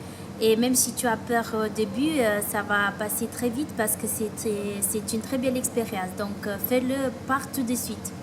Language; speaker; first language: French; non-native, fluent; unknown